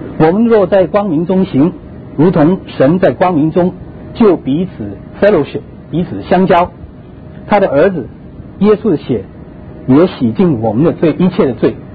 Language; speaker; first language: Chinese; non-native, local second language; Cantonese